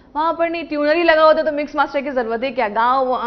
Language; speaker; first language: Hindi; native; Hindi